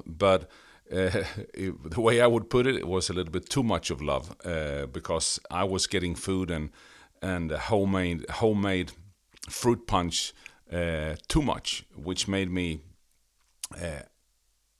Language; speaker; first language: English; non-native, fluent; Swedish